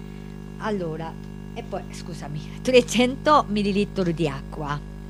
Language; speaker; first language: Italian; non-native, learner; Japanese